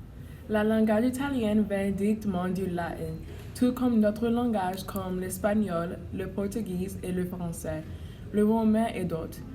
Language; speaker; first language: French; non-native, learner; English